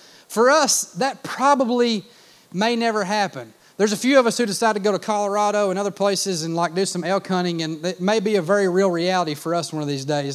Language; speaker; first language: English; native; English